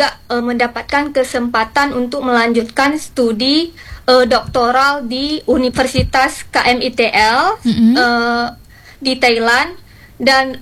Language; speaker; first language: Indonesian; native; Indonesian